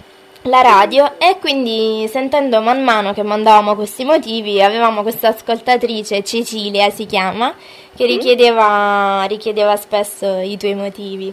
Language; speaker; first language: Italian; native; Italian